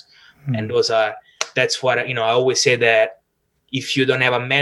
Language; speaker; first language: English; non-native, fluent; Italian